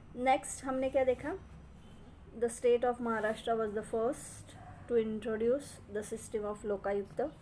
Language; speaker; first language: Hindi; non-native, local second language; Marathi